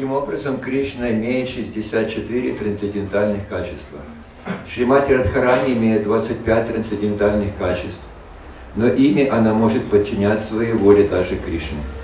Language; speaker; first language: Russian; native; Russian